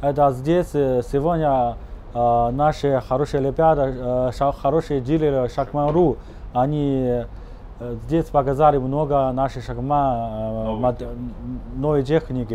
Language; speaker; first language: Russian; non-native, learner; Chinese